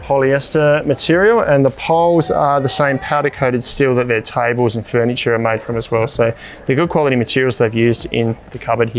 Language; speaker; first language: English; native; English